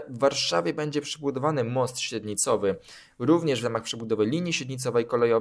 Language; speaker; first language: Polish; native; Polish